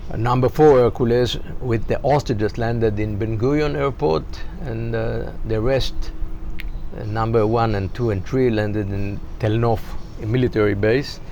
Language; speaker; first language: English; non-native, fluent; Hebrew